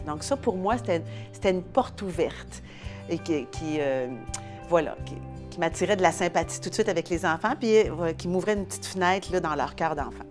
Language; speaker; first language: French; native; French